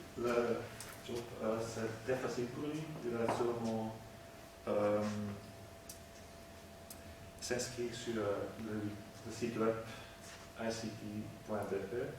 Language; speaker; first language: French; non-native, learner; Dutch